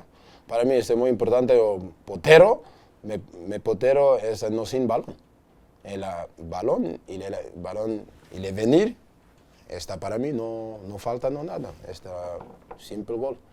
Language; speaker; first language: Spanish; non-native, learner; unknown